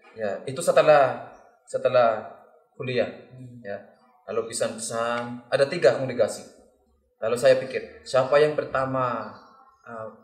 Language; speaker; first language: Indonesian; non-native, learner; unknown